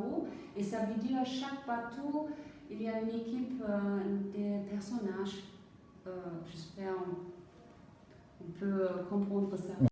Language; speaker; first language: French; non-native, fluent; German